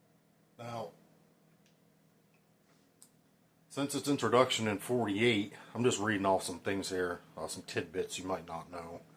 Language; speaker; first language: English; native; English